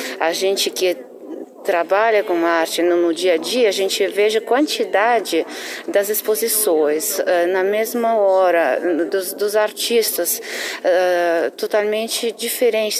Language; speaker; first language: Portuguese; non-native, fluent; Russian